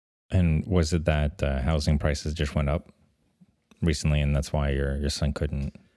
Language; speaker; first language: English; early bilingual, other home language; French